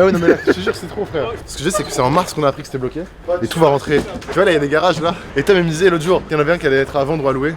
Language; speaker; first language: French; native; French